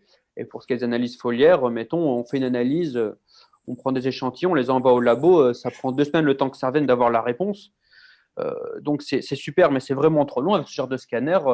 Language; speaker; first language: French; native; French